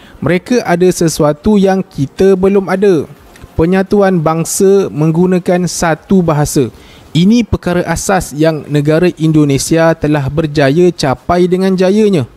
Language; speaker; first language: Malay; native; Malay